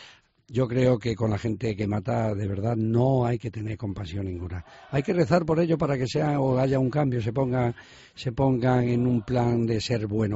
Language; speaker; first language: Spanish; native; Spanish